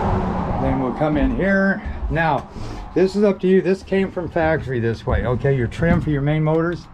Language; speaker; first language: English; native; English